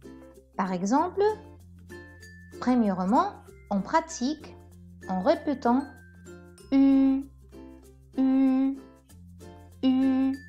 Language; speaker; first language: French; non-native, fluent; Spanish